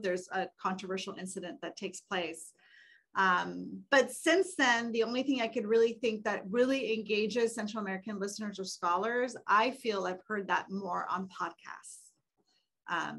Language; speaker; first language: English; native; English